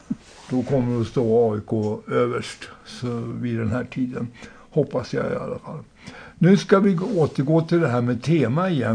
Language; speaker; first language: Swedish; native; Swedish